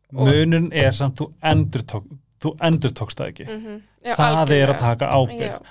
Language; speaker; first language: Icelandic; native; Icelandic